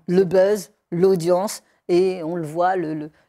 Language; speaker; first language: French; native; French